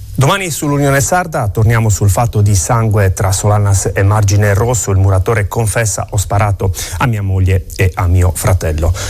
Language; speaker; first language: Italian; native; Italian